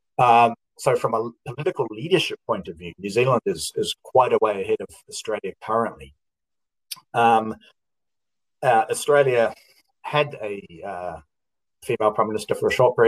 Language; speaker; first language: English; native; English